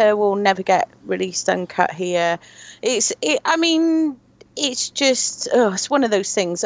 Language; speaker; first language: English; native; English